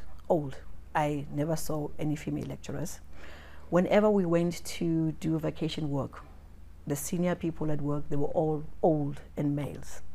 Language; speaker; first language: English; non-native, local second language; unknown